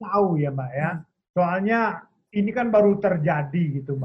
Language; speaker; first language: Indonesian; native; Indonesian